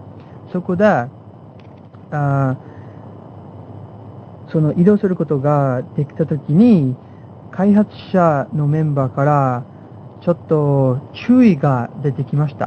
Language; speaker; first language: Japanese; non-native, fluent; English